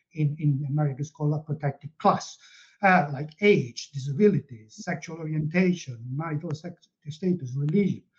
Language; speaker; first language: English; non-native, fluent; Catalan